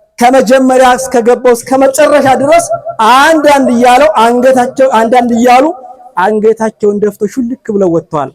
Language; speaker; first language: Amharic; native; Amharic